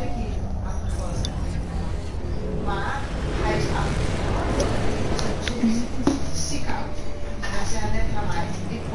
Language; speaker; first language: Dutch; non-native, learner; Portuguese